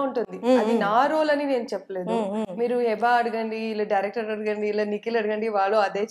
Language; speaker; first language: Telugu; non-native, learner; Kannada